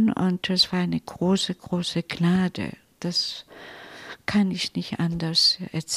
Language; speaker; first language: German; non-native, fluent; Italian